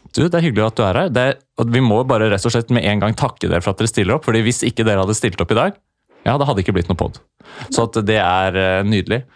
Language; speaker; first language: Norwegian; native; Norwegian